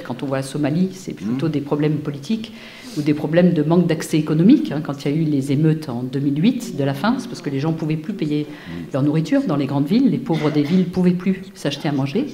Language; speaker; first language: French; native; French